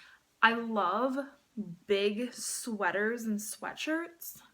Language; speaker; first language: English; native; English